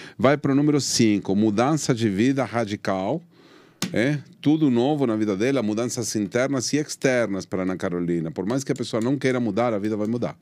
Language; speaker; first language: Portuguese; non-native, fluent; Spanish